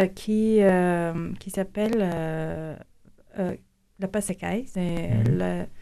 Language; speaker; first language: French; non-native, fluent; Latvian